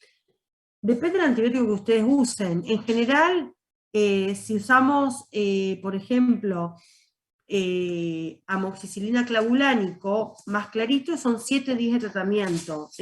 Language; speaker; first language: Spanish; native; Spanish